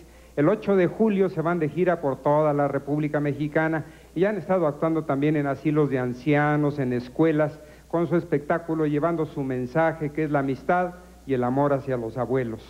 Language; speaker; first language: Spanish; native; Spanish